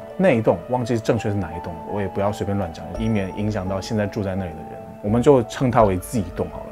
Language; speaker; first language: Chinese; non-native, fluent; Korean